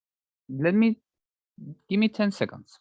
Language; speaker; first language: English; non-native, learner; Spanish